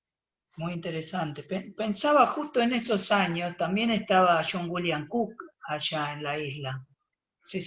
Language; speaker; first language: Spanish; native; Spanish